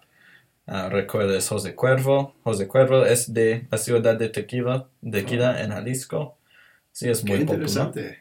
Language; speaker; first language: Spanish; non-native, learner; English